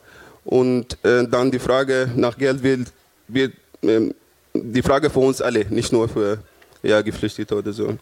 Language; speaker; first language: German; non-native, fluent; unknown